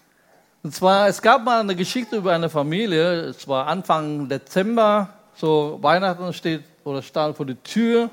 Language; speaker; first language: German; non-native, fluent; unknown